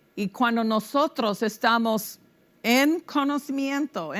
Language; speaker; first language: Spanish; non-native, fluent; English